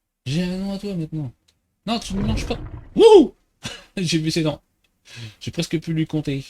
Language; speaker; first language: French; native; French